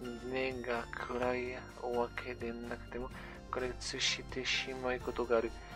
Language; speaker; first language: Japanese; non-native, learner; French